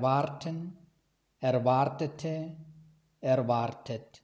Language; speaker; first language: German; non-native, fluent; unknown